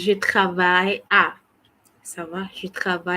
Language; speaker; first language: French; non-native, fluent; English